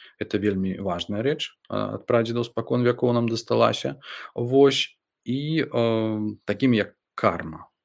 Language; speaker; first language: Belarusian; non-native, local second language; Russian